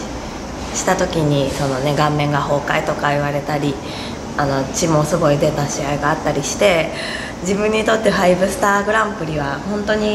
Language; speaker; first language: Japanese; native; Japanese